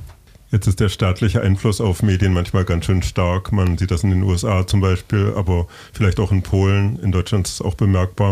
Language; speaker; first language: German; native; German